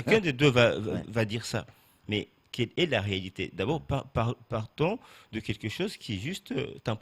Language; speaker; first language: French; native; French